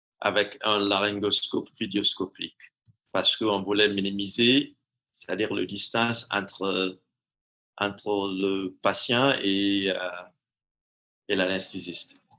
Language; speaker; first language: French; non-native, fluent; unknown